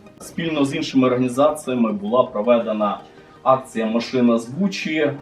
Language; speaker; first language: Ukrainian; native; Ukrainian